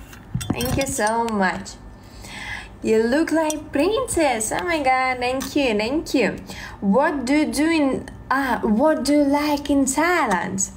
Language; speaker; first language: English; non-native, learner; Russian